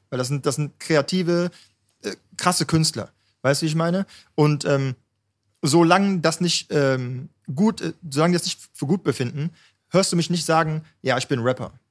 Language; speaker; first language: German; native; German